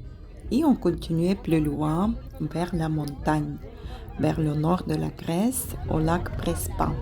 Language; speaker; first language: French; non-native, fluent; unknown